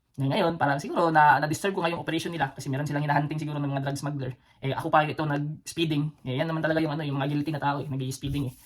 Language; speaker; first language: Filipino; non-native, local second language; Cebuano